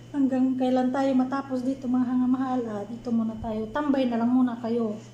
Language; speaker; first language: Filipino; non-native, local second language; Cebuano